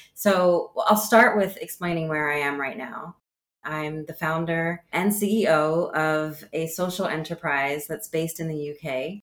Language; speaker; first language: English; native; English